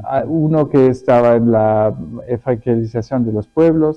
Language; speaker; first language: Spanish; early bilingual, other home language; German